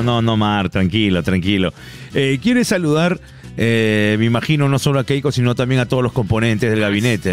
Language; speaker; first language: Spanish; native; Spanish